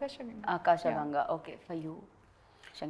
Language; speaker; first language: Telugu; native; Telugu